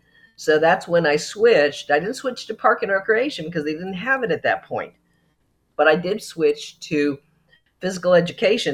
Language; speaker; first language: English; native; English